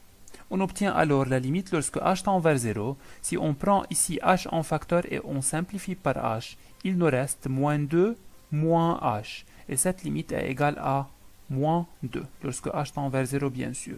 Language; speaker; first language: French; non-native, local second language; Arabic